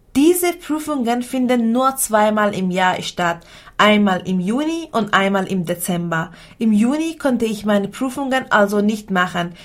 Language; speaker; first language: German; non-native, fluent; Persian